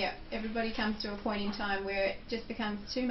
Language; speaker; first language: English; native; English